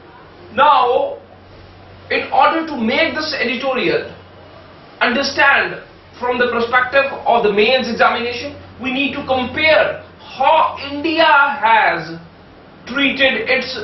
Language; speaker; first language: English; non-native, local second language; Hindi